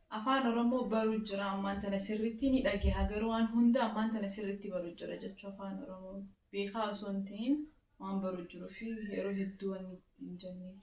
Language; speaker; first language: Oromo; non-native, local second language; Amharic